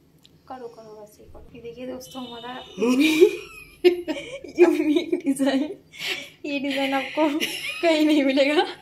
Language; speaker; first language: Hindi; non-native, local second language; Bangla